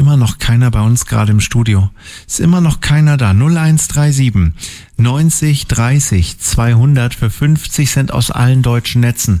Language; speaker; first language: German; native; German